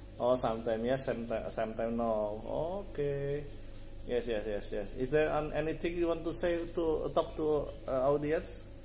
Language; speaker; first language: English; non-native, learner; Indonesian